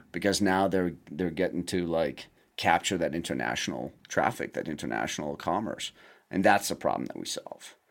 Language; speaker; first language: English; non-native, fluent; German